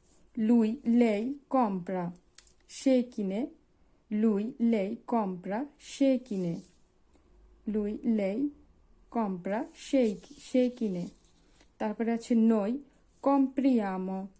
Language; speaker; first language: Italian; non-native, fluent; Bangla